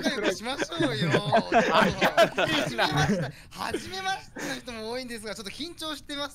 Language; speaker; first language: Japanese; native; Japanese